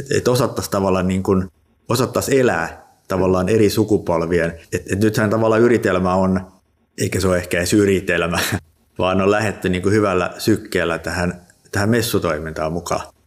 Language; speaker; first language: Finnish; native; Finnish